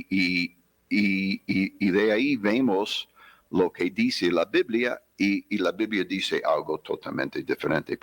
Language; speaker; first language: Spanish; non-native, fluent; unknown